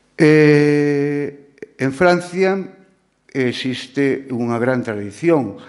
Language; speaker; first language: Galician; non-native, local second language; Spanish